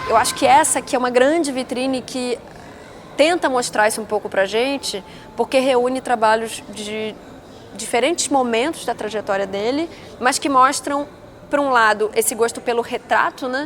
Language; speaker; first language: Portuguese; native; Portuguese